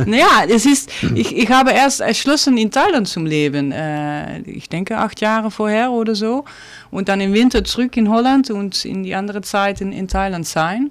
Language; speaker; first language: German; non-native, learner; Dutch